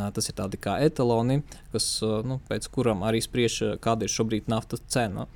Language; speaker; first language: Latvian; non-native, local second language; Russian